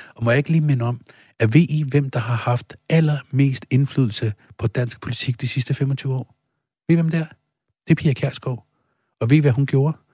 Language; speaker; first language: Danish; early bilingual, other home language; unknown